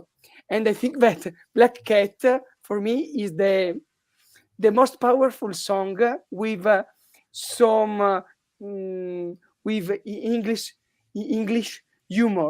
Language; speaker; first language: English; non-native, learner; Italian